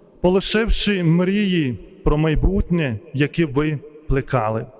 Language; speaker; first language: Ukrainian; non-native, fluent; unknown